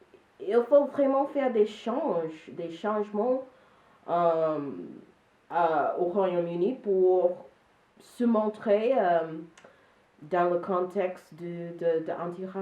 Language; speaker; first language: French; non-native, learner; English